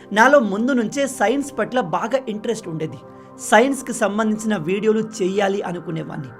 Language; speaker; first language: Telugu; non-native, local second language; Lambadi